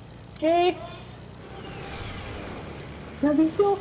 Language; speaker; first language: Spanish; native; Spanish